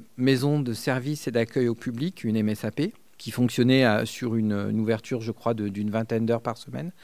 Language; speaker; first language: French; non-native, fluent; Spanish